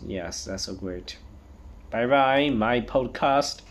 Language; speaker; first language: English; non-native, learner; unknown